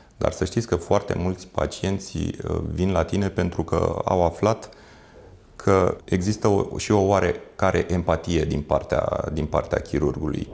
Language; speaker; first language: Romanian; native; Romanian